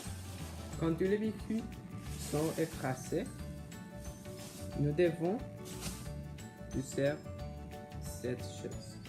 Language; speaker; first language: French; non-native, learner; English